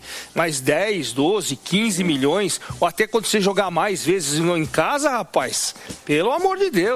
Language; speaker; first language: Portuguese; native; Portuguese